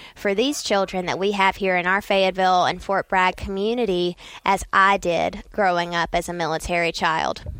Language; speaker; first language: English; native; English